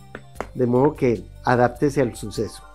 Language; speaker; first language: Spanish; native; Spanish